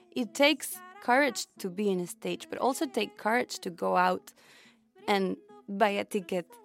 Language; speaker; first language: English; non-native, fluent; Spanish